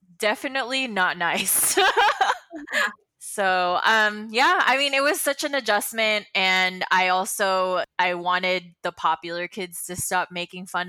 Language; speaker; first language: English; non-native, local second language; Filipino